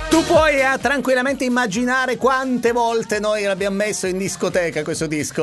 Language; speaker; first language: Italian; native; Italian